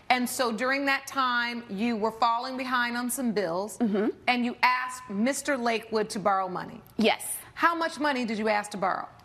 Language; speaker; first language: English; native; English